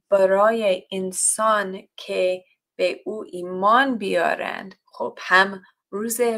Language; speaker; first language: Persian; non-native, fluent; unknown